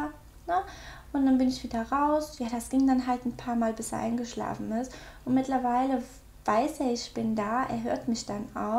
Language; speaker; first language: German; native; German